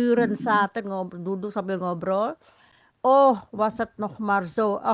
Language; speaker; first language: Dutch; non-native, fluent; Indonesian